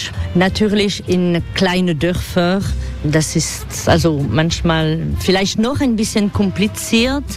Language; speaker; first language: German; non-native, fluent; French